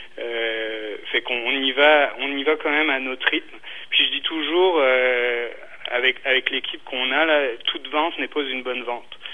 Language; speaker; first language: French; native; French